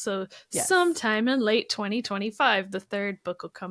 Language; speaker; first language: English; native; English